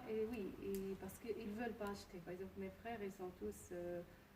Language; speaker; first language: French; non-native, learner; Arabic